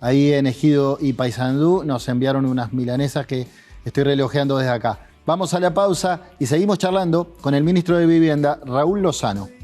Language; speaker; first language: Spanish; native; Spanish